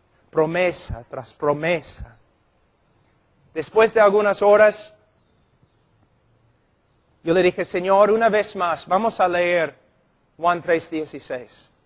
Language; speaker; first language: Spanish; non-native, fluent; English